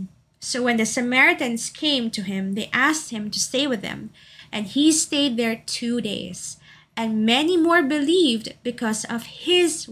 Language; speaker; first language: English; non-native, local second language; Cebuano